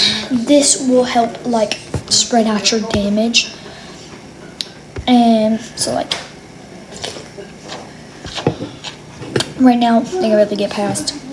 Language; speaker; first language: English; native; English